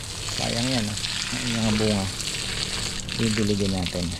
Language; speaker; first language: Filipino; native; Filipino